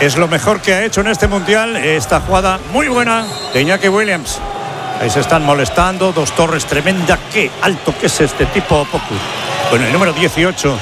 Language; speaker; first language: Spanish; native; Spanish